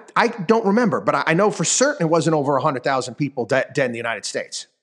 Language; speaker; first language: English; native; English